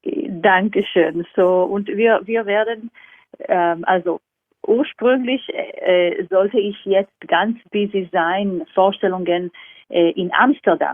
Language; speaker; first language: German; non-native, fluent; Hebrew